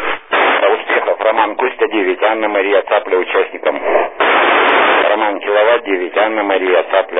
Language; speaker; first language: Russian; native; Russian